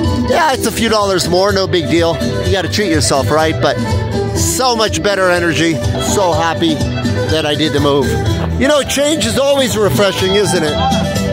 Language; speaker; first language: English; native; English